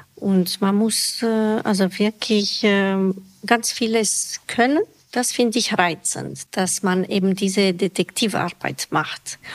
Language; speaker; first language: German; non-native, fluent; Romanian